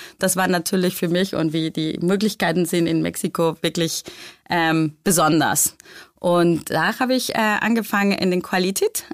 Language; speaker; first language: German; non-native, fluent; Spanish